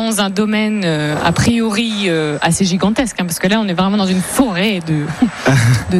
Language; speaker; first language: French; native; French